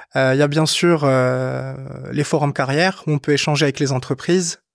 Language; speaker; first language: French; non-native, local second language; Arabic